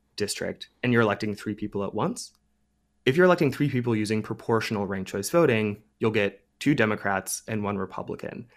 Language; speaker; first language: English; native; English